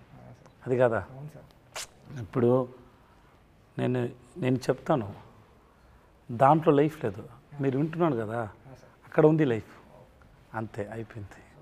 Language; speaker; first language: Telugu; non-native, learner; Tamil